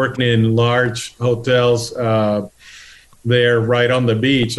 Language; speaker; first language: English; non-native, fluent; Spanish